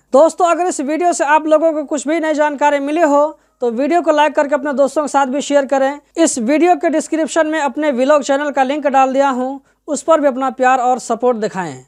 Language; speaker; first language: Hindi; native; Hindi